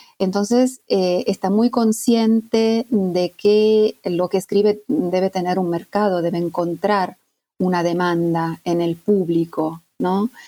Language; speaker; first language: Spanish; non-native, fluent; Italian